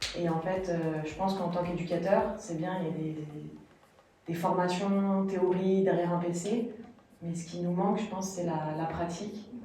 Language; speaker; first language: French; native; French